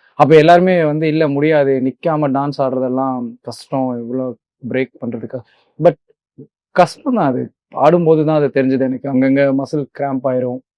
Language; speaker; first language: Tamil; native; Tamil